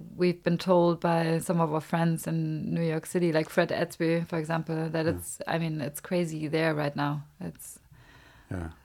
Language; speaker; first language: English; non-native, fluent; German